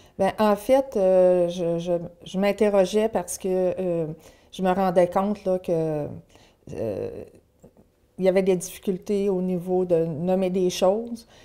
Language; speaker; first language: French; native; French